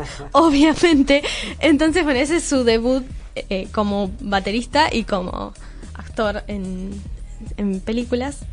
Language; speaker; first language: Spanish; native; Spanish